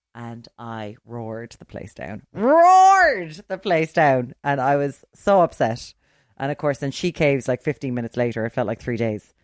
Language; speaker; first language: English; native; English